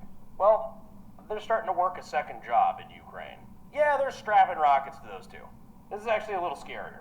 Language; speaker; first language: English; native; English